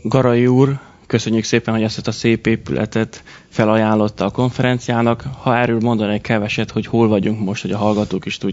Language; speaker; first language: Hungarian; native; Hungarian